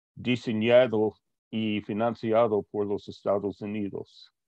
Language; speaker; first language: Spanish; non-native, fluent; English